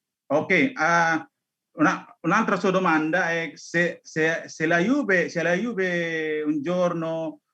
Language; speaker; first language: Italian; non-native, learner; Indonesian